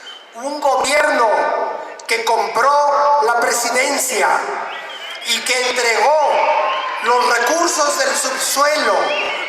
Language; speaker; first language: Spanish; native; Spanish